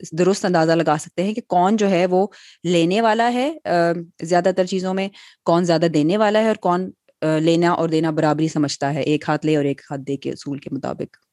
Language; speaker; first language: Urdu; native; Urdu